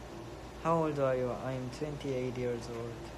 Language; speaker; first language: English; non-native, learner; Korean